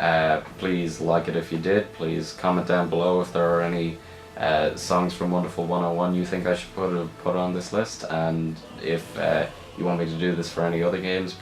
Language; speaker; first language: English; native; English